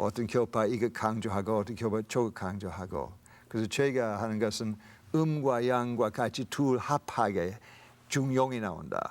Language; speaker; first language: Korean; non-native, fluent; English